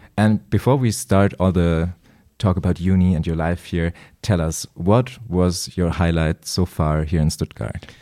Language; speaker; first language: English; non-native, fluent; German